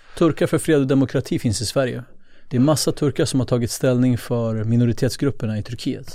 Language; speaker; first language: Swedish; early bilingual, other home language; Kurdish